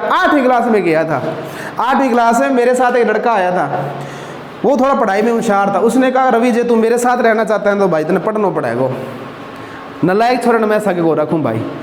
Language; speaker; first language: Hindi; non-native, local second language; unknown